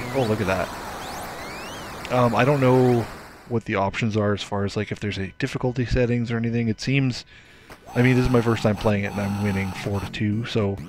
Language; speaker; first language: English; native; English